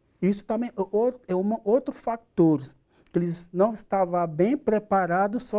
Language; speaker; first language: Portuguese; non-native, learner; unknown